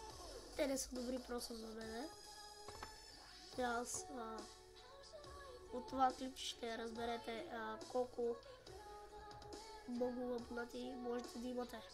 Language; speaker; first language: Bulgarian; non-native, local second language; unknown